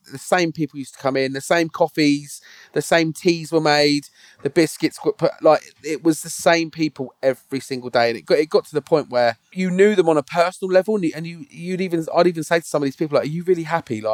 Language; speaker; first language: English; native; English